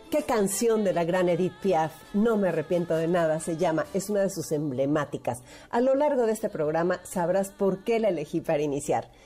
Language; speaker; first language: Spanish; native; Spanish